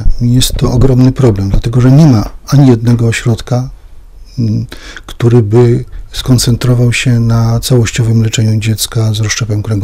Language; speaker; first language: Polish; native; Polish